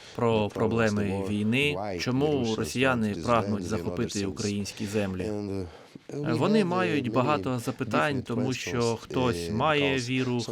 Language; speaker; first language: Ukrainian; early bilingual, heritage; Portuguese